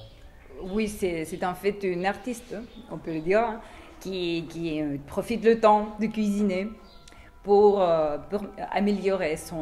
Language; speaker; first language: French; non-native, fluent; Spanish